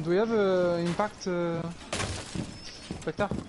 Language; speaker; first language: English; non-native, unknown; French